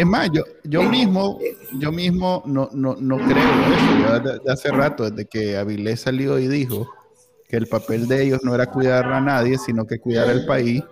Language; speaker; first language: Spanish; native; Spanish